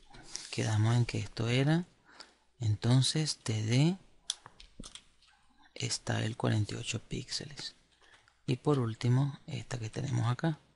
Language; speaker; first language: Spanish; native; Spanish